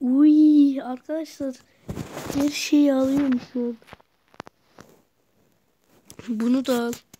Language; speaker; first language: Turkish; native; Turkish